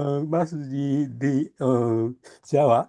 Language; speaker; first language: Indonesian; non-native, learner; Japanese